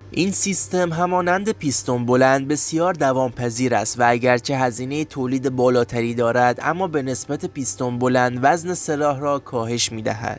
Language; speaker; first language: Persian; native; Persian